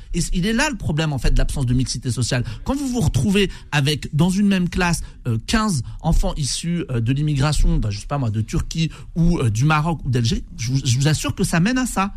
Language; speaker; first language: French; early bilingual, other home language; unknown